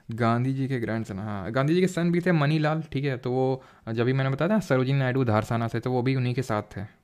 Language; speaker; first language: Hindi; native; Hindi